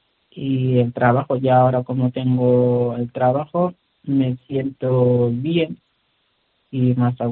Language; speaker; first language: Spanish; non-native, learner; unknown